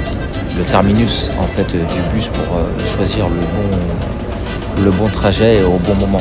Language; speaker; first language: French; native; French